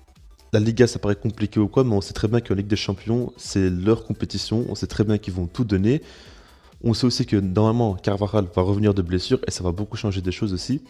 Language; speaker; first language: French; native; French